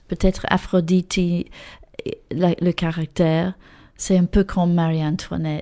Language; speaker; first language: French; non-native, learner; English